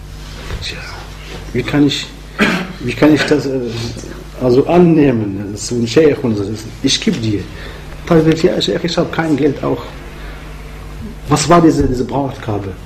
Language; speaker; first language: German; non-native, fluent; Arabic